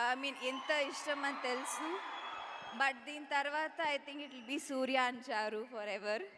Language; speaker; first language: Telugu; non-native, learner; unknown